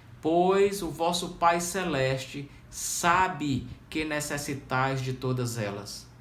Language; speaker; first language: Portuguese; native; Portuguese